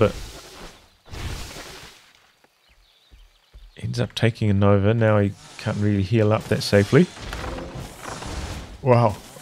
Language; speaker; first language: English; native; English